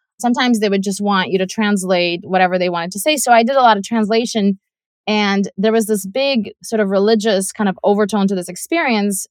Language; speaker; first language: English; non-native, fluent; Russian